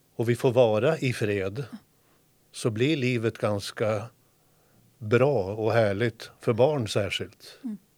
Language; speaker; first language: Swedish; native; Swedish